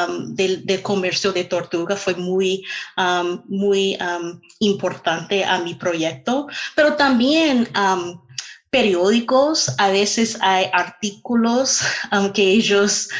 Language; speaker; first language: Spanish; non-native, fluent; English